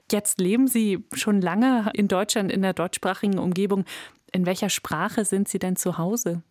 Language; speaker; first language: German; native; German